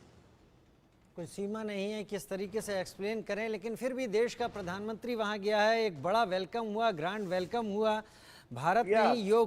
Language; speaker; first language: Hindi; native; Hindi